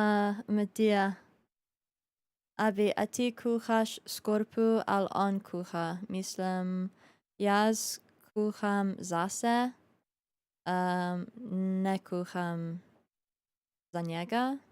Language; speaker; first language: Slovenian; early bilingual, heritage; Slovenian